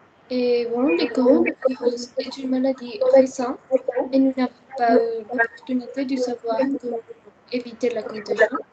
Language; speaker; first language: French; non-native, learner; Spanish